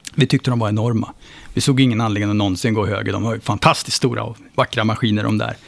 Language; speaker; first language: Swedish; native; Swedish